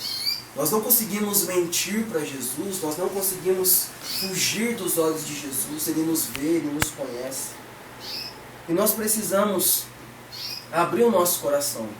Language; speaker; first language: Portuguese; native; Portuguese